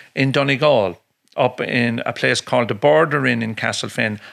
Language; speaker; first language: English; native; English